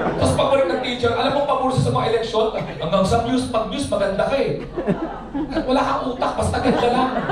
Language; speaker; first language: Filipino; native; Filipino